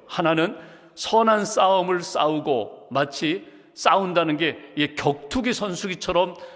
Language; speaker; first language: Korean; native; Korean